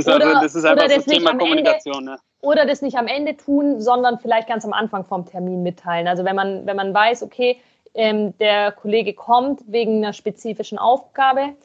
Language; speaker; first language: German; native; German